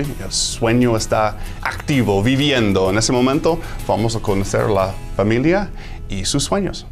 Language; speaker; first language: Spanish; non-native, fluent; English